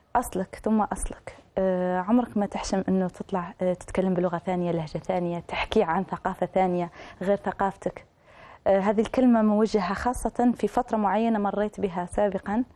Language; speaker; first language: Arabic; native; Arabic